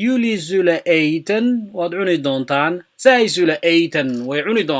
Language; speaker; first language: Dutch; non-native, fluent; Somali